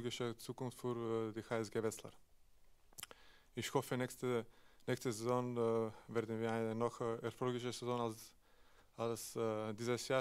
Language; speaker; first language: German; non-native, fluent; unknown